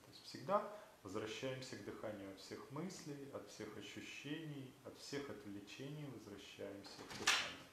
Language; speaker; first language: Russian; native; Russian